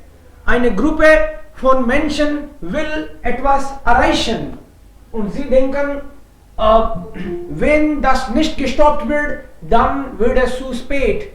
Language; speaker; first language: German; non-native, fluent; Hindi